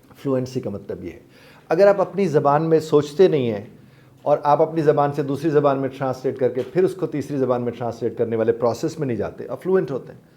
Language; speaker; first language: Urdu; native; Urdu